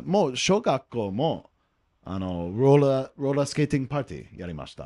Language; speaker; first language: Japanese; non-native, learner; English